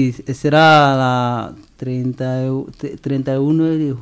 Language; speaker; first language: Spanish; non-native, learner; French